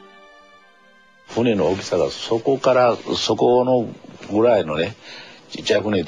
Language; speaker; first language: Japanese; non-native, fluent; Korean